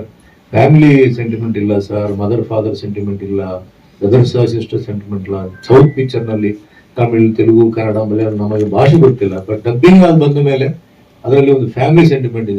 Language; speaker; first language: Kannada; non-native, fluent; Tulu